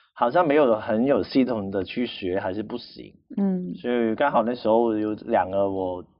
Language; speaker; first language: Chinese; non-native, local second language; Cantonese